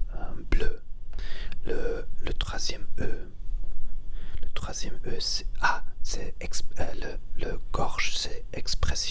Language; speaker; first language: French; non-native, learner; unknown